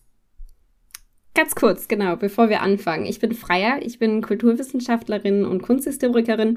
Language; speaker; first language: German; native; German